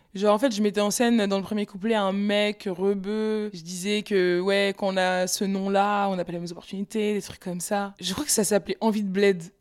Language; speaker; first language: French; native; French